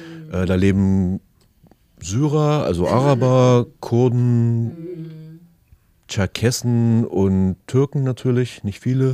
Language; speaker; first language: German; native; German